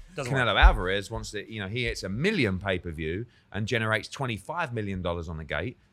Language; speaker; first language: English; native; English